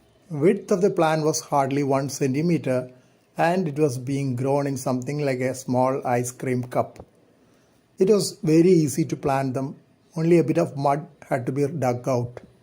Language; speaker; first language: English; non-native, local second language; Malayalam